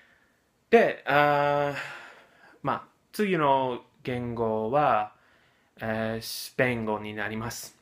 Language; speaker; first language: Japanese; non-native, fluent; English